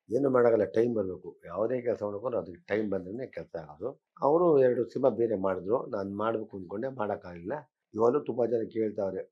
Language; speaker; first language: Kannada; native; Kannada